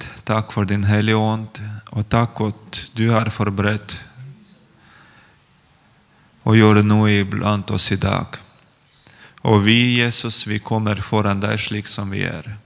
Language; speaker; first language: Norwegian; non-native, fluent; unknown